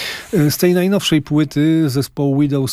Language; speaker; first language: Polish; native; Polish